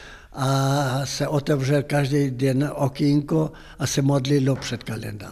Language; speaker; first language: Czech; non-native, local second language; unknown